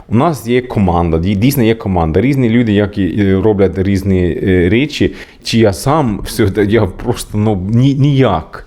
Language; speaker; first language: Ukrainian; non-native, learner; Swedish